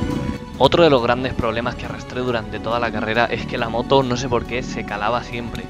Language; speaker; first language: Spanish; native; Spanish